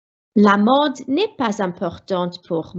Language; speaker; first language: French; non-native, fluent; Welsh